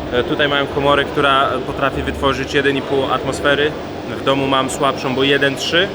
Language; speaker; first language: Polish; early bilingual, heritage; Polish